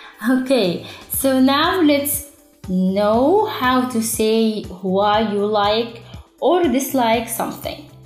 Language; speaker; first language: English; non-native, fluent; Arabic